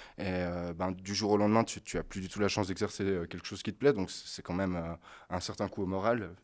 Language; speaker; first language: French; native; French